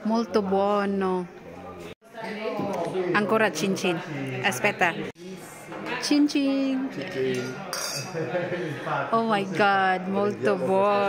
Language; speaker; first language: Italian; non-native, learner; Cebuano